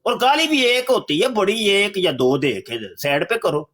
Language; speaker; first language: Urdu; non-native, local second language; Punjabi